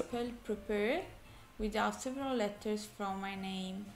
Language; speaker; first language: English; non-native, learner; Italian